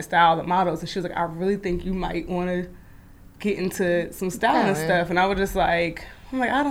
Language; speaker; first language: English; native; English